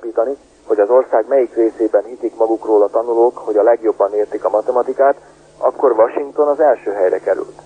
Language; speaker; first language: Hungarian; native; Hungarian